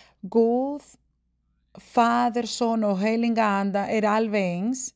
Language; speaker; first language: Icelandic; non-native, learner; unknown